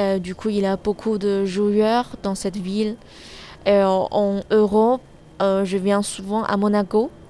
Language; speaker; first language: French; non-native, learner; Chinese